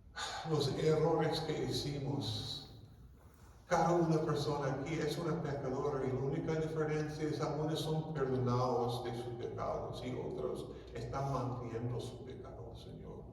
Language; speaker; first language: Spanish; non-native, fluent; English